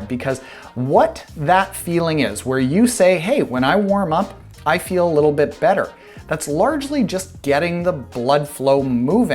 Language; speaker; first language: English; native; English